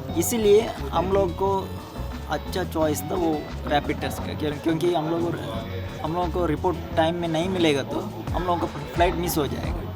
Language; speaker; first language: Hindi; non-native, local second language; Tulu